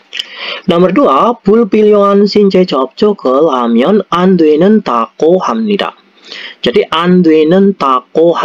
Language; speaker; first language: Korean; non-native, learner; Indonesian